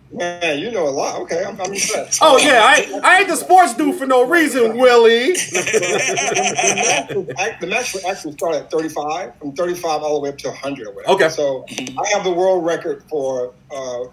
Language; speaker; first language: English; native; English